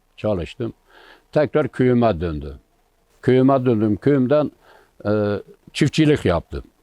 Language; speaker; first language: Turkish; native; Turkish